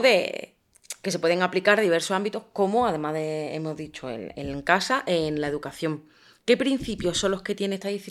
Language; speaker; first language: Spanish; native; Spanish